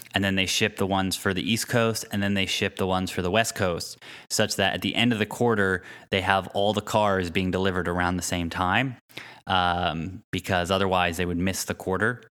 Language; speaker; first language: English; native; English